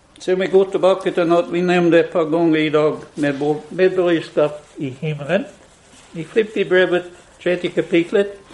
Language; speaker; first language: Swedish; non-native, fluent; English